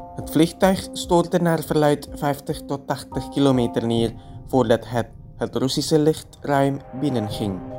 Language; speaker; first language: Dutch; non-native, fluent; Indonesian